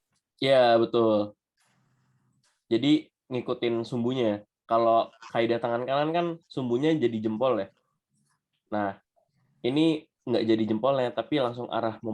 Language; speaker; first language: Indonesian; native; Indonesian